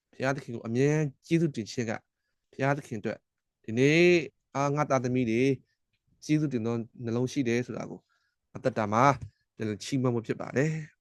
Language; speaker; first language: Burmese; non-native, local second language; S'gaw Karen